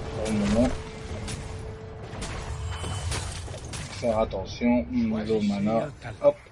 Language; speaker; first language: French; native; French